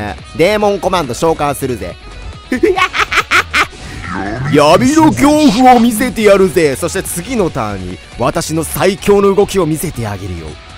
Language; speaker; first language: Japanese; native; Japanese